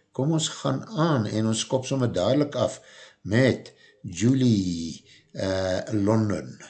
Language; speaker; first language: Afrikaans; native; Afrikaans